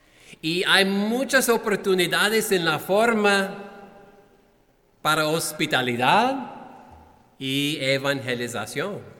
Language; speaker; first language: Spanish; non-native, fluent; English